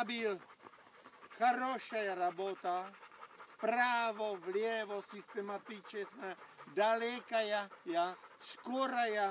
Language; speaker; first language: Russian; non-native, learner; Czech